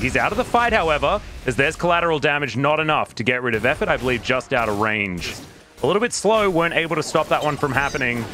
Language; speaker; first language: English; native; English